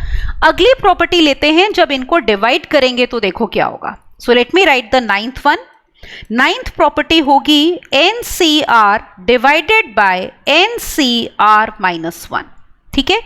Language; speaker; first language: Hindi; native; Hindi